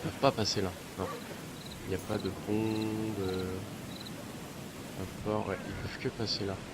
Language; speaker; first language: French; native; French